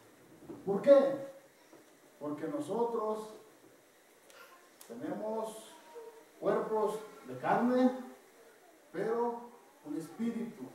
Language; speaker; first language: Spanish; non-native, fluent; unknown